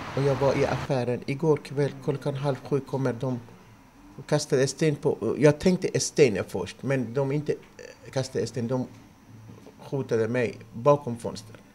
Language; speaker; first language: Swedish; non-native, learner; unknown